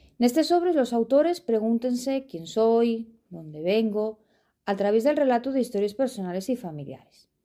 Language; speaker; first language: Asturian; non-native, local second language; Spanish